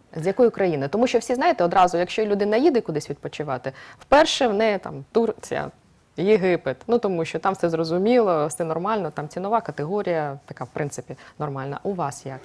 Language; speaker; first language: Ukrainian; native; Ukrainian